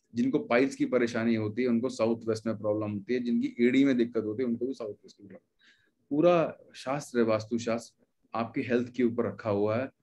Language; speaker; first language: Hindi; native; Hindi